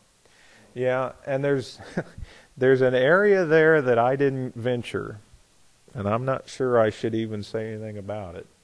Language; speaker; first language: English; native; English